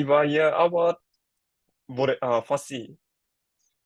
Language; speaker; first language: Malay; non-native, learner; Japanese